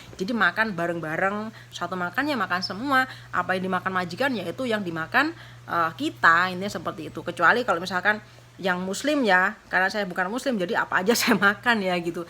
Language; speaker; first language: Indonesian; non-native, local second language; Javanese